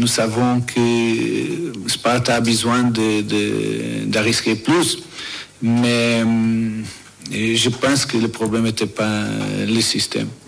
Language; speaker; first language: French; non-native, learner; Portuguese